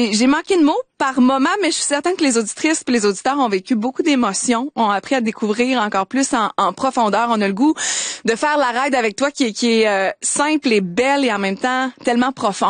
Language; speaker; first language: French; native; French